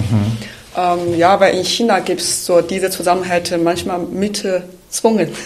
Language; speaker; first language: German; non-native, fluent; Chinese